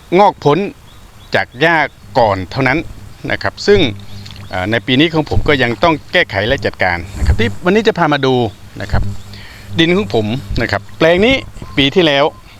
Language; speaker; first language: Thai; non-native, local second language; Khmer